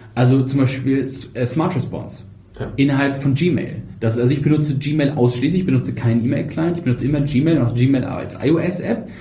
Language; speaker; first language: German; native; German